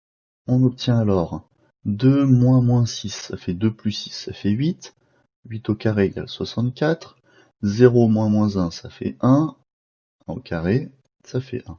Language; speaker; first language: French; native; French